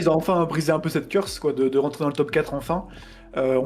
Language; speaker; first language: French; native; French